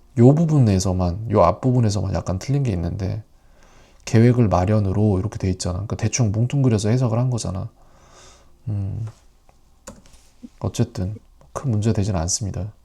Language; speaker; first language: Korean; native; Korean